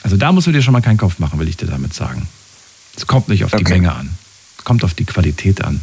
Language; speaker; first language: German; native; German